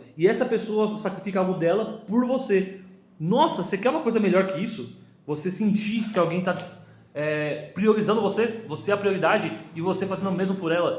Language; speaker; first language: Portuguese; native; Portuguese